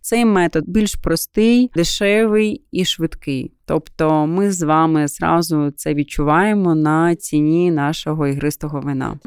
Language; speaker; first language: Ukrainian; non-native, local second language; Russian